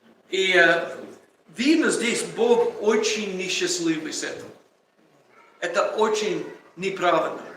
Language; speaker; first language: Russian; non-native, learner; English